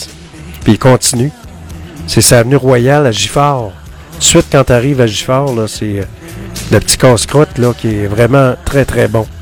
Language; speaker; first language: French; native; French